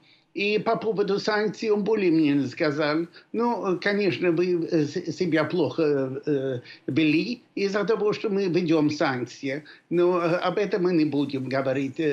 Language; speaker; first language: Russian; non-native, fluent; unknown